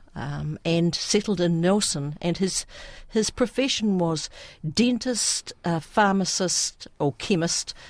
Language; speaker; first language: English; early bilingual, other home language; Sinhala